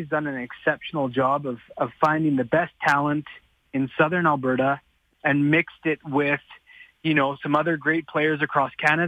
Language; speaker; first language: English; native; English